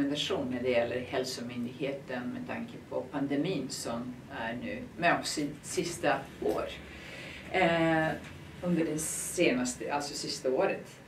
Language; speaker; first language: Swedish; non-native, fluent; Serbian